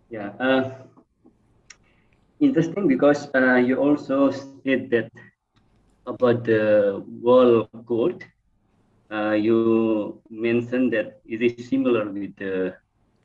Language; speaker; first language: English; non-native, fluent; Indonesian